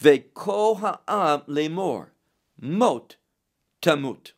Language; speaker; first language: Hebrew; non-native, fluent; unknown